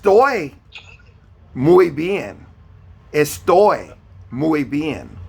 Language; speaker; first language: Spanish; non-native, fluent; English